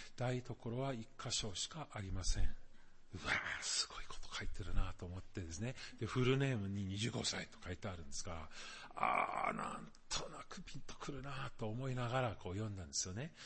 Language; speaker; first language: Japanese; non-native, fluent; German